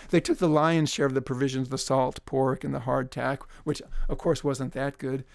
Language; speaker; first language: English; native; English